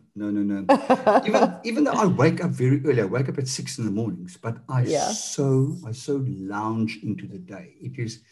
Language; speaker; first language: English; non-native, local second language; Afrikaans